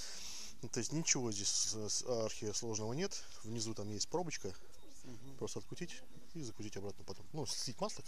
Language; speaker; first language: Russian; native; Russian